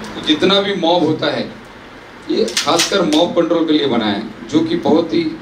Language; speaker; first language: Hindi; non-native, local second language; Marathi